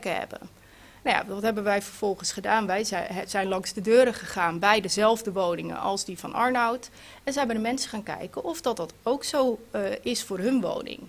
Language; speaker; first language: Dutch; native; Dutch